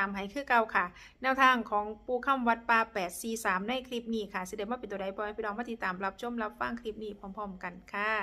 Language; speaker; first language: Thai; non-native, local second language; Northeastern Thai